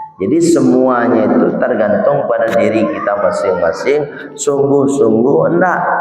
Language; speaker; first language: Malay; non-native, local second language; Minangkabau